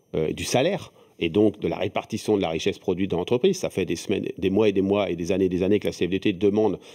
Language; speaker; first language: French; native; French